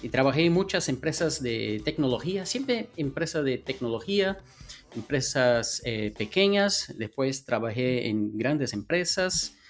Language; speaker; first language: Spanish; non-native, fluent; Portuguese